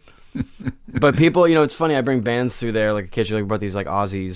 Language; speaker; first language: English; native; English